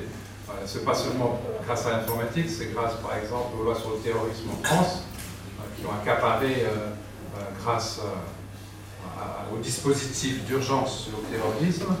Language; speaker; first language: French; native; French